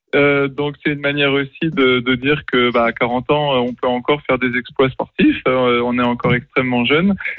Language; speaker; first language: French; native; French